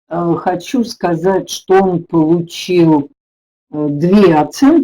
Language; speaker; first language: Russian; native; Russian